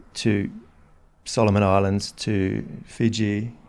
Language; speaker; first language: English; native; English